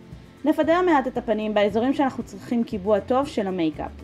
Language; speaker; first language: Hebrew; native; Hebrew